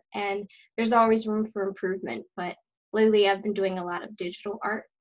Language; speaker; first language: English; native; English